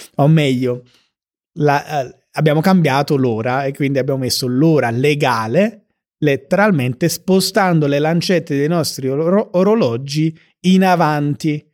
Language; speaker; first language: Italian; native; Italian